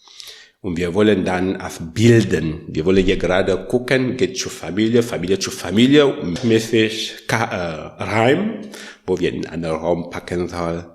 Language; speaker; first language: German; non-native, learner; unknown